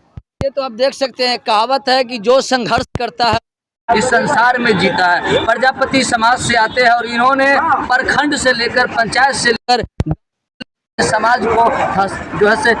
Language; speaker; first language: Hindi; native; Hindi